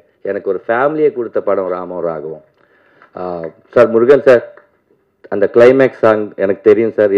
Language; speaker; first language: Tamil; non-native, learner; Telugu